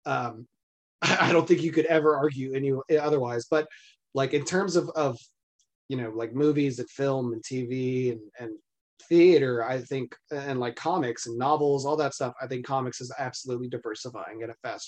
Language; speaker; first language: English; native; English